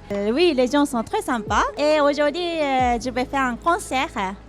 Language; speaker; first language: French; non-native, learner; Japanese